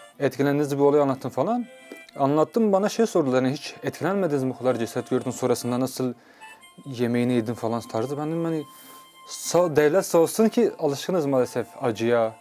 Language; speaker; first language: Turkish; non-native, local second language; Kurdish